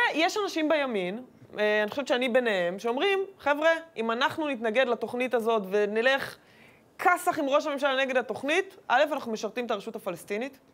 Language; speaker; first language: Hebrew; native; Hebrew